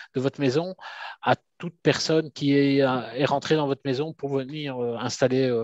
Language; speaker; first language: French; native; French